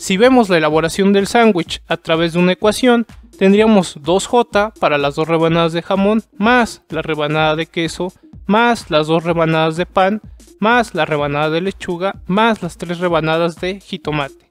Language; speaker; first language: Spanish; native; Spanish